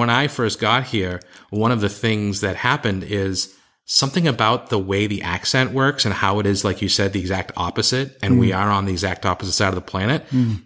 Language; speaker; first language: English; native; English